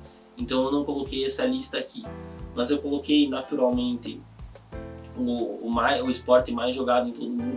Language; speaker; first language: Portuguese; native; Portuguese